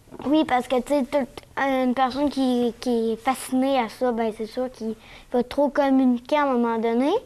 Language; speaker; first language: French; native; French